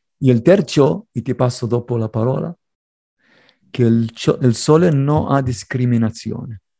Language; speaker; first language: Italian; non-native, fluent; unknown